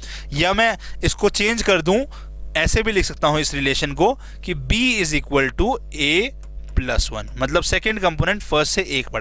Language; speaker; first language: Hindi; native; Hindi